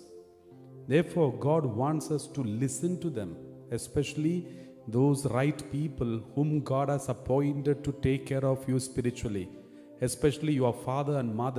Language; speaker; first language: English; non-native, local second language; Malayalam